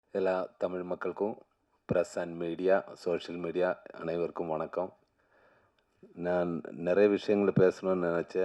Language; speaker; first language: Tamil; non-native, learner; Malayalam